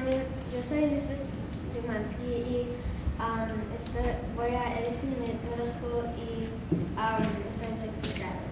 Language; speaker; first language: Spanish; non-native, learner; English